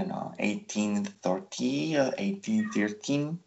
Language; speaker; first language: English; non-native, fluent; Spanish